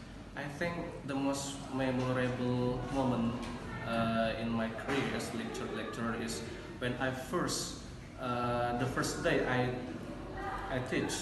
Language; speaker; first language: English; non-native, learner; Indonesian